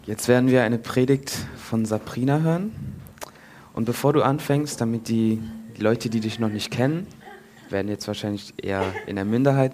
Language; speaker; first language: German; native; German